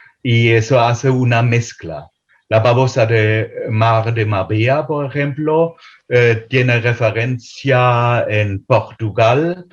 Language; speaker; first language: Spanish; non-native, fluent; German